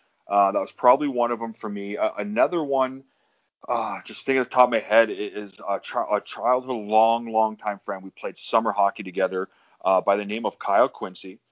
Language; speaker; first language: English; native; English